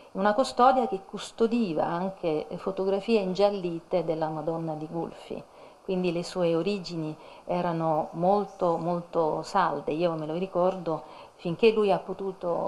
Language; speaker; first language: Italian; native; Italian